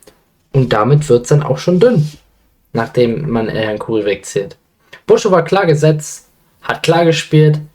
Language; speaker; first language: German; native; German